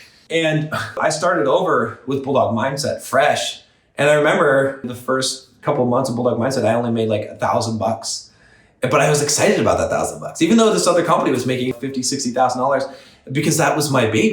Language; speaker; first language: English; native; English